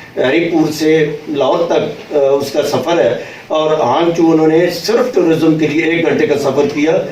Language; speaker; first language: Urdu; non-native, local second language; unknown